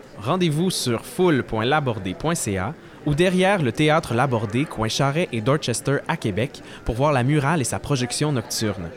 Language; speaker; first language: French; native; French